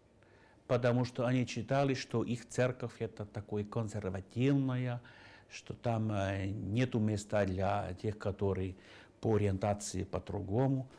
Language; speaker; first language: Russian; non-native, fluent; Finnish